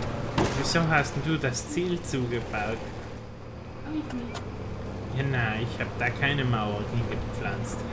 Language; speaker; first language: German; native; German